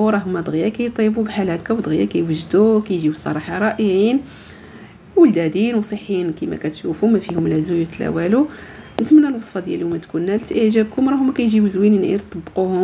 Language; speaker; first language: Arabic; native; Arabic